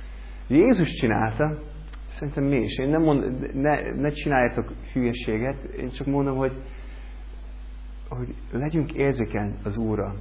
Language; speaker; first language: Hungarian; non-native, learner; English